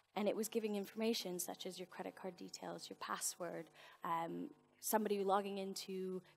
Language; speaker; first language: English; native; English